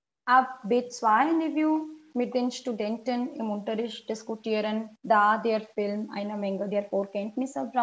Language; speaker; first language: German; non-native, fluent; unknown